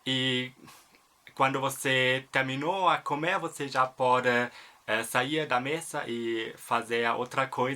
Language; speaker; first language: Portuguese; non-native, fluent; German